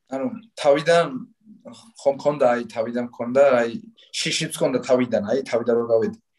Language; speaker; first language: Georgian; native; Georgian